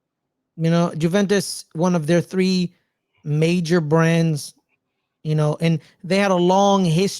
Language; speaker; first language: English; native; English